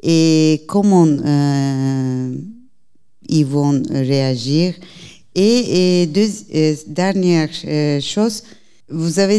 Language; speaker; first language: French; non-native, learner; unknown